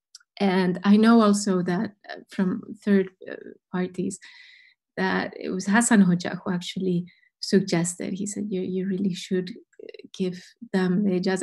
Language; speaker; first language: English; non-native, fluent; Spanish